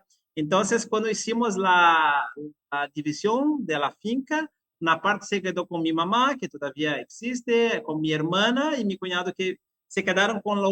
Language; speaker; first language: Spanish; non-native, fluent; Portuguese